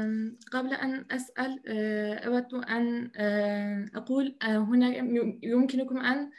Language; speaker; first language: Arabic; non-native, fluent; Turkish